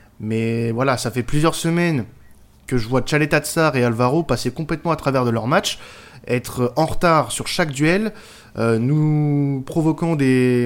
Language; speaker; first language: French; native; French